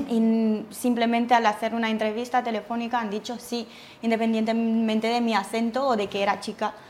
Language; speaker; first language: Spanish; non-native, fluent; Romanian